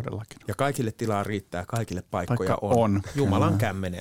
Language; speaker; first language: Finnish; native; Finnish